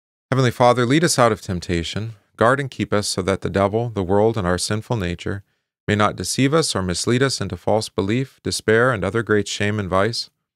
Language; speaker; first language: English; native; English